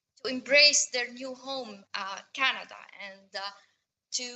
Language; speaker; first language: English; non-native, fluent; Arabic